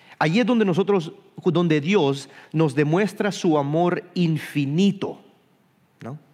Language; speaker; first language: Spanish; early bilingual, heritage; Spanish